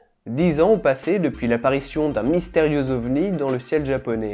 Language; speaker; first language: French; native; French